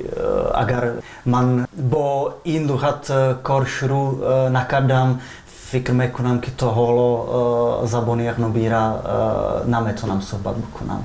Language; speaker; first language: Persian; non-native, fluent; Czech